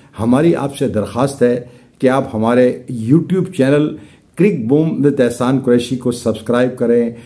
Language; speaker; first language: Urdu; native; Urdu